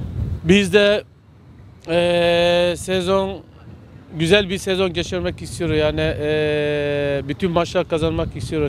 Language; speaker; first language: Turkish; non-native, learner; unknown